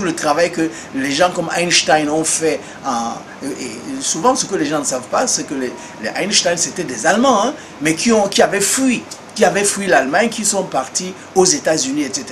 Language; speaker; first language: French; non-native, local second language; Duala